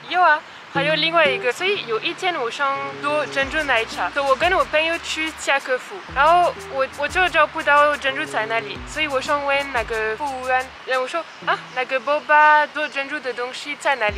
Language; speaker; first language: Chinese; non-native, fluent; French